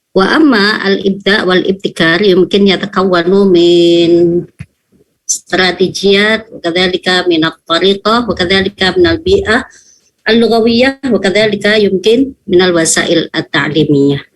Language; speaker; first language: Arabic; non-native, fluent; Indonesian